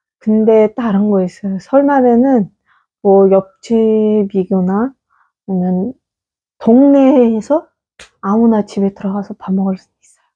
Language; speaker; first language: Korean; non-native, fluent; Kazakh